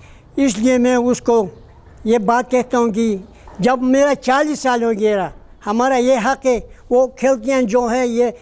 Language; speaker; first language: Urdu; non-native, local second language; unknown